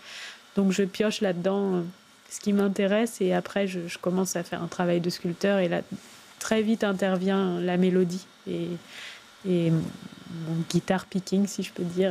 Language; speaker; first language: French; native; French